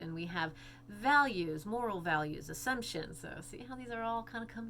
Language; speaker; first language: English; native; English